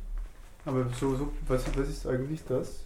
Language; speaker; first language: German; non-native, learner; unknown